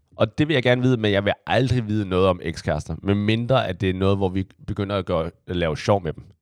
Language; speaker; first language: Danish; early bilingual, other home language; Chinese